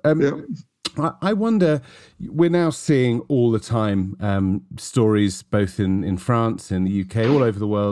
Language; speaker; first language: English; native; English